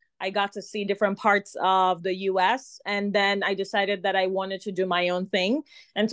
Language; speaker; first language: English; non-native, local second language; Yoruba